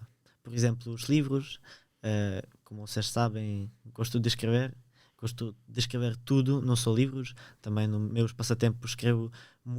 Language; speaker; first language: Portuguese; early bilingual, other home language; Ukrainian